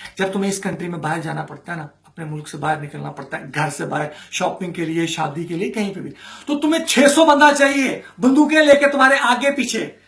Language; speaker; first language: Urdu; native; Urdu